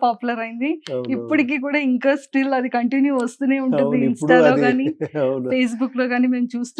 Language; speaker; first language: Telugu; native; Telugu